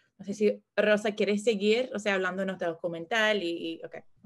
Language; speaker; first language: Spanish; non-native, fluent; English